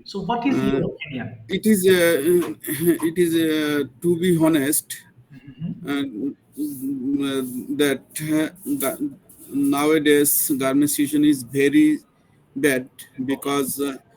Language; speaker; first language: English; non-native, learner; Bangla